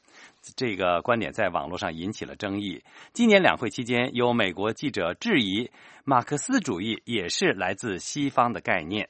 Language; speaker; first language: Chinese; native; Chinese